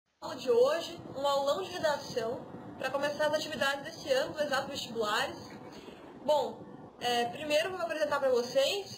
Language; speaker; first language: Portuguese; native; Portuguese